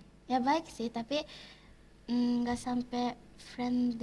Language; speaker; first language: Indonesian; early bilingual, heritage; Indonesian